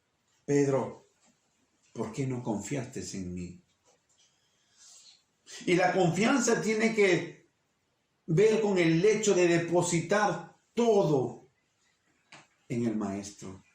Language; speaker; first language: Spanish; native; Spanish